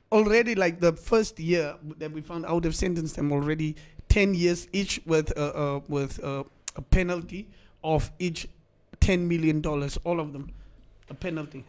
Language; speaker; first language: English; non-native, local second language; Afrikaans